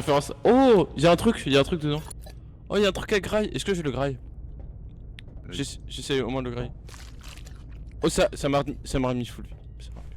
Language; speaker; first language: French; native; French